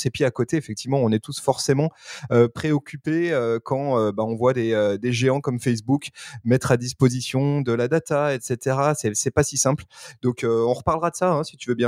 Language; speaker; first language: French; native; French